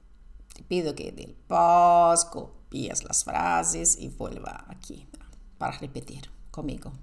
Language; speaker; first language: Spanish; non-native, fluent; Portuguese